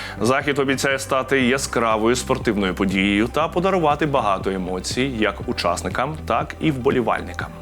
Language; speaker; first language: Ukrainian; native; Ukrainian